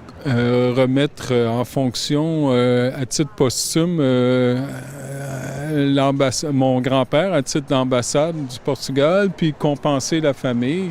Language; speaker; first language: French; native; French